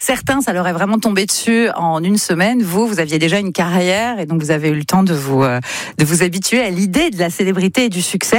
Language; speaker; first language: French; native; French